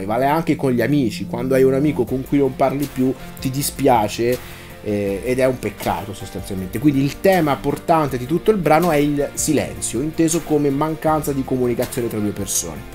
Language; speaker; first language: Italian; native; Italian